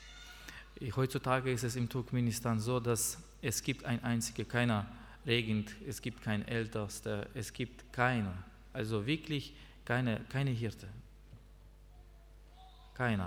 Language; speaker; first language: German; non-native, learner; Russian